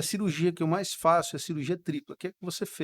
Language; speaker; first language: Portuguese; native; Portuguese